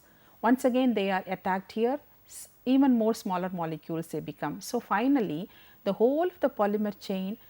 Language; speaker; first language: English; non-native, local second language; Tamil